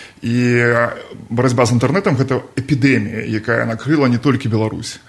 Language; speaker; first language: Belarusian; non-native, local second language; Russian